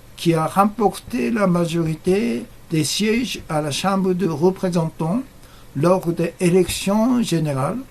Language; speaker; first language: French; non-native, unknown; Japanese